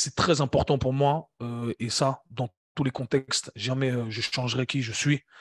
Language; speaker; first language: French; native; French